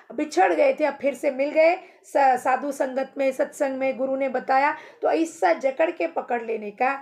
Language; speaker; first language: Hindi; non-native, local second language; Marathi